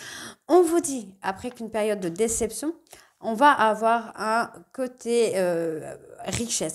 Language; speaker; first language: French; native; French